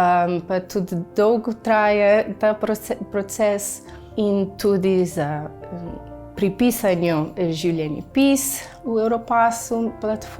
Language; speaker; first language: Slovenian; non-native, learner; Portuguese